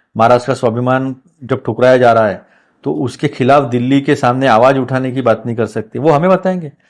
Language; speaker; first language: Hindi; non-native, local second language; Marathi